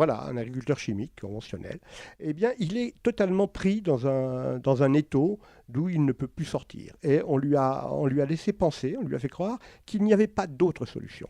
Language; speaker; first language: French; native; French